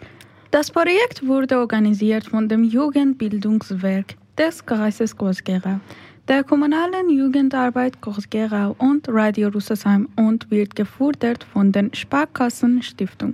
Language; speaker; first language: German; non-native, learner; Persian